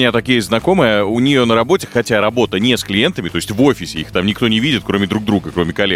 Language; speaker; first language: Russian; native; Russian